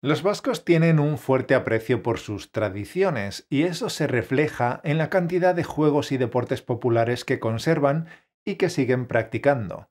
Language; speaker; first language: Spanish; native; Spanish